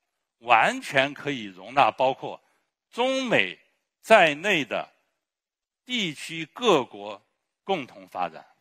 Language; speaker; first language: Chinese; native; Chinese